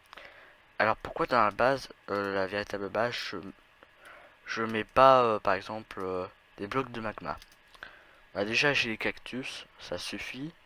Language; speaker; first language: French; native; French